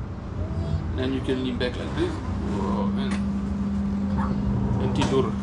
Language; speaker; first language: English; non-native, fluent; German